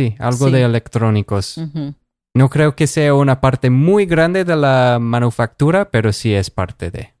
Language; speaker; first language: Spanish; non-native, fluent; English